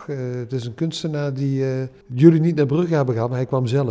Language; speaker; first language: Dutch; native; Dutch